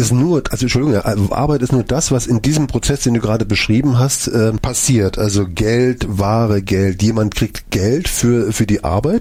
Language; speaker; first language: German; native; German